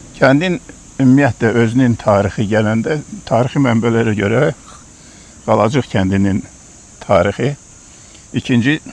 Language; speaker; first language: Azerbaijani; non-native, local second language; Lezghian